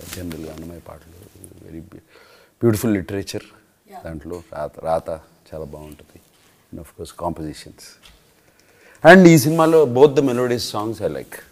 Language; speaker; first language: Telugu; native; Telugu